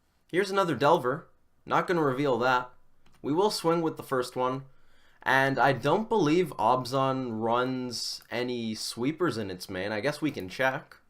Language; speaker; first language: English; native; English